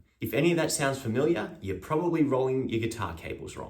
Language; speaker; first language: English; native; English